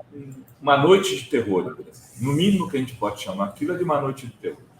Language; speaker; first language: Portuguese; native; Portuguese